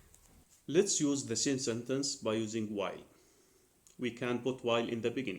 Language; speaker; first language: English; non-native, fluent; Arabic